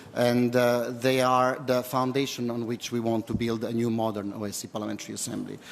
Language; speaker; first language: English; non-native, fluent; Italian